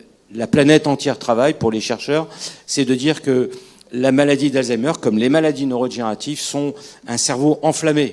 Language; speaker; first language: French; native; French